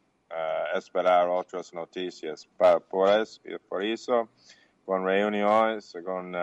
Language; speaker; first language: Portuguese; non-native, learner; English